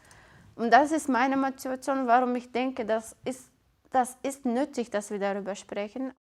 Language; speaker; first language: German; non-native, fluent; Kyrgyz